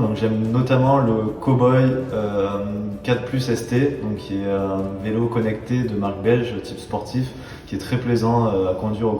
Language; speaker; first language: French; native; French